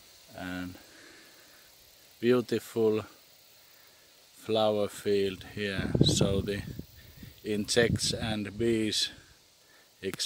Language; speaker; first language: English; non-native, learner; Thai